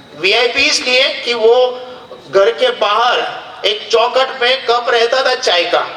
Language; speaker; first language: Hindi; non-native, local second language; Gujarati